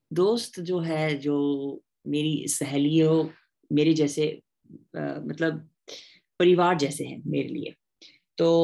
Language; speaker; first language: Hindi; non-native, fluent; English